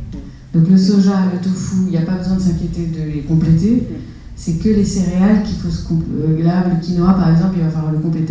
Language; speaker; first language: French; native; French